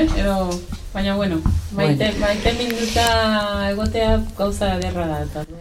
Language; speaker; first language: Basque; non-native, learner; Spanish